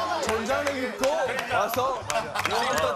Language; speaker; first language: Korean; non-native, fluent; Italian